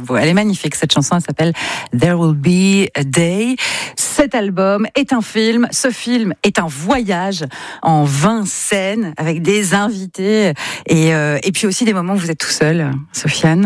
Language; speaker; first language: French; native; French